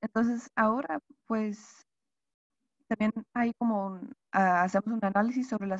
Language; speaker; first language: Spanish; non-native, fluent; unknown